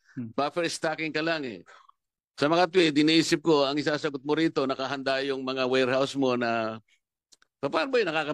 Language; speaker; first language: Filipino; non-native, local second language; Pampanga